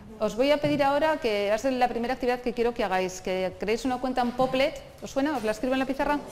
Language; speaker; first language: Spanish; non-native, local second language; Basque